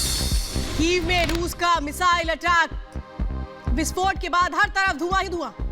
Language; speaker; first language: Hindi; native; Hindi